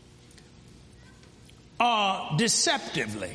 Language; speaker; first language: English; native; English